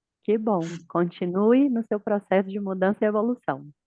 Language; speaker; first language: Portuguese; native; Portuguese